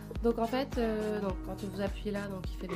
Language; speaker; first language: French; native; French